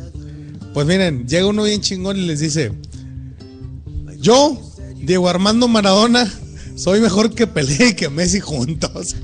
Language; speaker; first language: Spanish; native; Spanish